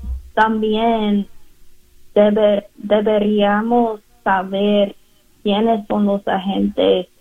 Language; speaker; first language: Spanish; non-native, learner; English